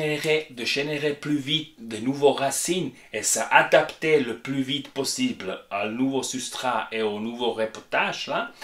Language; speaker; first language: French; non-native, fluent; Spanish